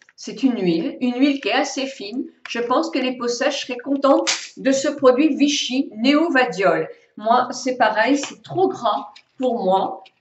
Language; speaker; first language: French; native; French